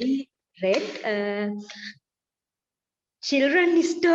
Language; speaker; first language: English; non-native, learner; Sinhala